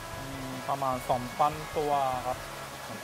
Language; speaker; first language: Thai; non-native, fluent; Japanese